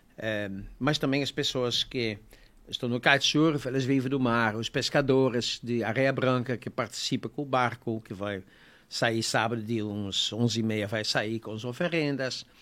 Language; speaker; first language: Portuguese; non-native, fluent; Dutch